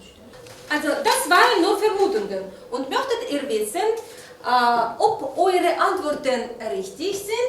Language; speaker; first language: German; non-native, fluent; Russian